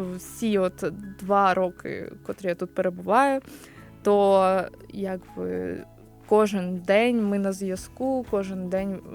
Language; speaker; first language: Ukrainian; native; Ukrainian